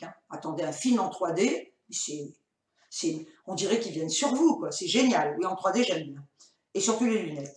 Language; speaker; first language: French; native; French